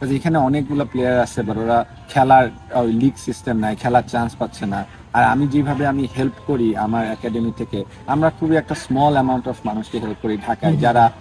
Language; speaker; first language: Bangla; early bilingual, heritage; Bangla